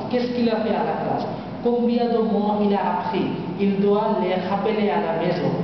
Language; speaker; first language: French; non-native, learner; Bangla